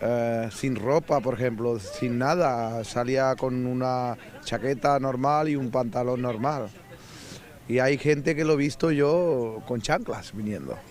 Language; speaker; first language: Spanish; non-native, learner; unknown